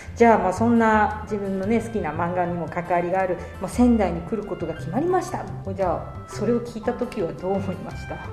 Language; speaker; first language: Japanese; native; Japanese